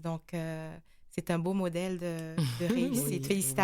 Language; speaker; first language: French; native; French